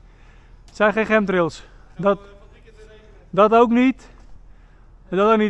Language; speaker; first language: Dutch; native; Dutch